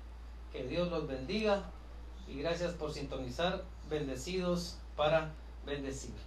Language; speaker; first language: Spanish; native; Spanish